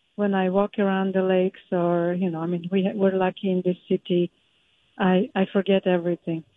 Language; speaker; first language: English; early bilingual, other home language; Turkish